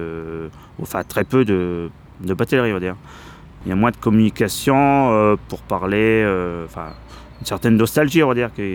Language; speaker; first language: French; native; French